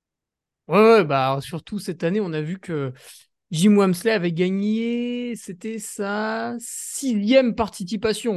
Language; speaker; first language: French; native; French